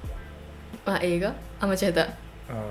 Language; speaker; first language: Japanese; non-native, fluent; English